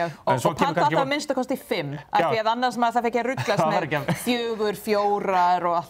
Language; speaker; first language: Icelandic; non-native, fluent; English